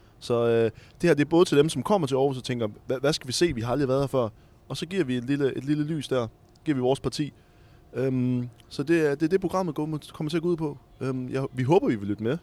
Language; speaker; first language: Danish; native; Danish